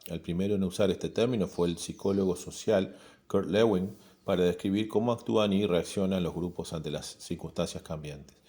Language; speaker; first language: Spanish; native; Spanish